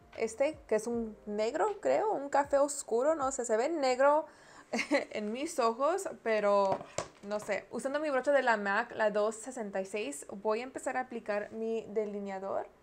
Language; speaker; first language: Spanish; early bilingual, heritage; Spanish